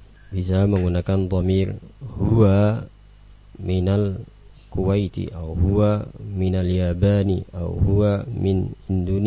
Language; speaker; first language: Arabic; non-native, fluent; Indonesian